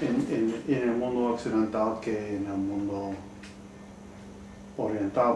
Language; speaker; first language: Spanish; non-native, learner; English